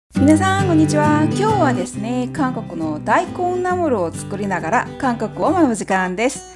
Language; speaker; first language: Japanese; non-native, fluent; Korean